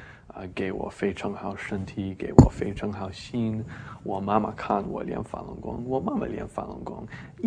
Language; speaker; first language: Chinese; non-native, learner; English